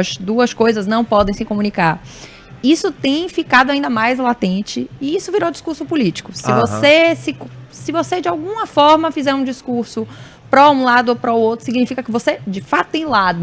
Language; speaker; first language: Portuguese; native; Portuguese